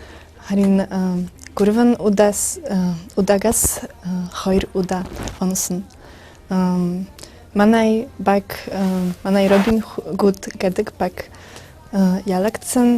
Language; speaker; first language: Mongolian; non-native, learner; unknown